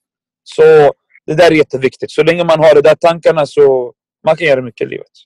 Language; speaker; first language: Swedish; non-native, fluent; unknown